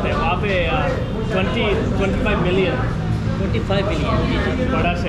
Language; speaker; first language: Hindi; non-native, fluent; English